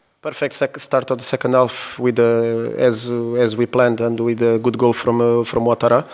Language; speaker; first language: English; non-native, fluent; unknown